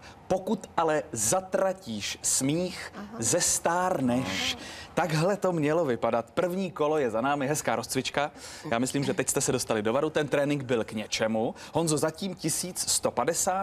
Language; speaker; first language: Czech; native; Czech